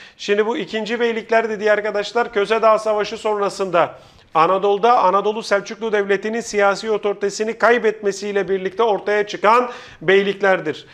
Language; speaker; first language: Turkish; native; Turkish